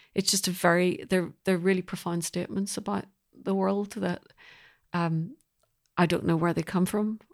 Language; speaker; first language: English; native; English